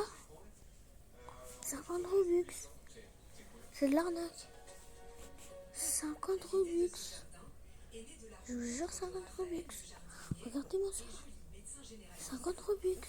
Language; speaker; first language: French; native; French